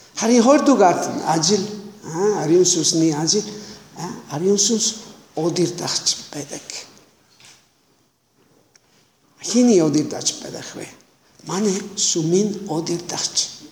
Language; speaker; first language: Mongolian; non-native, learner; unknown